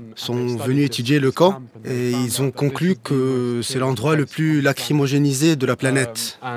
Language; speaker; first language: French; non-native, fluent; English